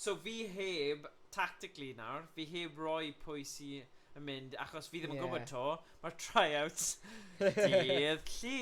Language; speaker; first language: Welsh; native; Welsh